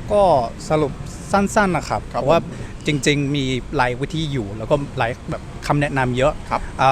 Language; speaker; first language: Thai; non-native, fluent; English